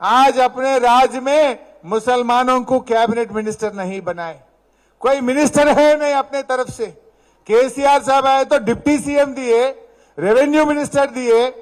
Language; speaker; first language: Hindi; non-native, local second language; Telugu